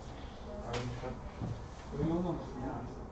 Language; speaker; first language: Turkish; native; Turkish